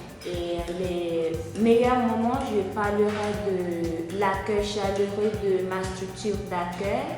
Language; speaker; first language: French; non-native, fluent; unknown